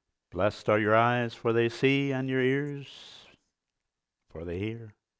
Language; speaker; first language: English; early bilingual, other home language; Pennsylvania German